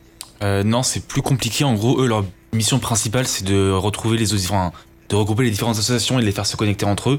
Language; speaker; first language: French; native; French